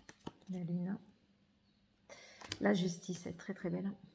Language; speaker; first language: French; native; French